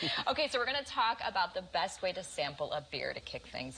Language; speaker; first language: English; native; English